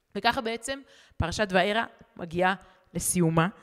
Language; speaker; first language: Hebrew; native; Hebrew